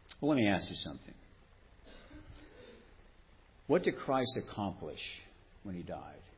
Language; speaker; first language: English; native; English